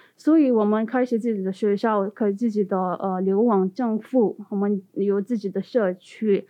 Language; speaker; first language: Chinese; non-native, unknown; Tibetan